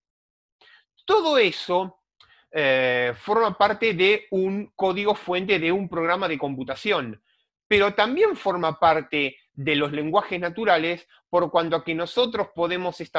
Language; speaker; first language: Spanish; native; Spanish